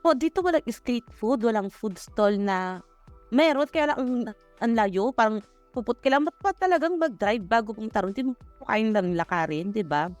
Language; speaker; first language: Filipino; native; Filipino